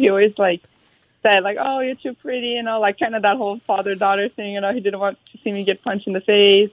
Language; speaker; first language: English; native; English